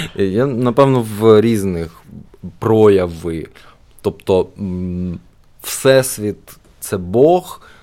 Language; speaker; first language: Ukrainian; non-native, local second language; Russian